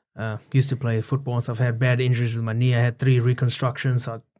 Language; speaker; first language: English; native; English